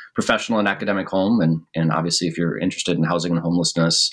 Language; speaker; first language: English; native; English